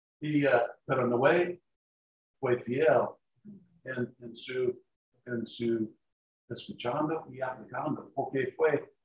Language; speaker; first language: Spanish; non-native, learner; English